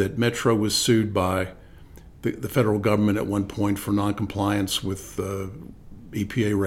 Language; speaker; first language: English; native; English